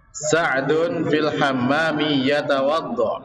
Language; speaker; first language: Arabic; non-native, local second language; Indonesian